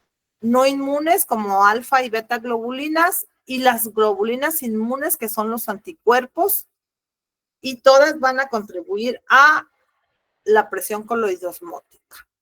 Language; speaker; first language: Spanish; native; Spanish